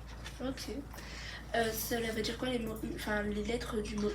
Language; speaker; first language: French; native; French